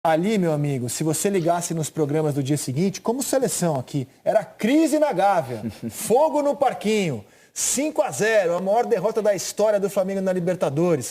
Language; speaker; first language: Portuguese; native; Portuguese